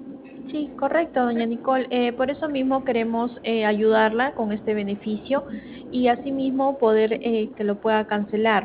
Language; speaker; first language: Spanish; native; Spanish